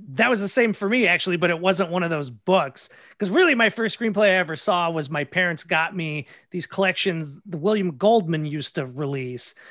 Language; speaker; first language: English; native; English